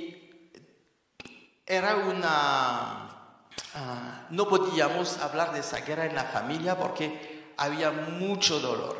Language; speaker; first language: Spanish; non-native, fluent; French